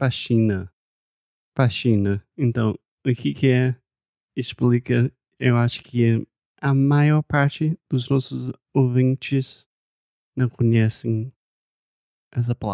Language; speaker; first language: Portuguese; non-native, fluent; English